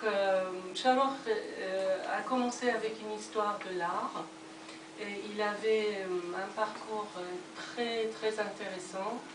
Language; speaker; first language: French; non-native, fluent; Persian